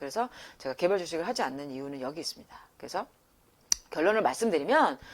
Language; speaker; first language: Korean; native; Korean